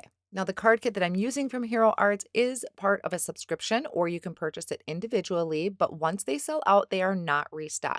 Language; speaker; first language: English; native; English